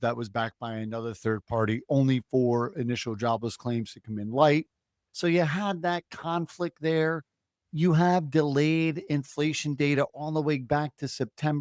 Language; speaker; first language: English; native; English